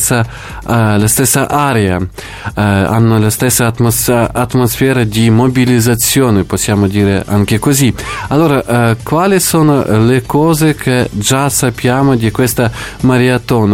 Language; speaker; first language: Italian; non-native, fluent; Ukrainian